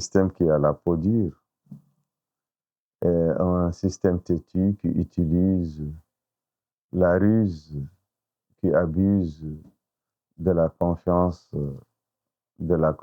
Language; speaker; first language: French; non-native, local second language; Arabic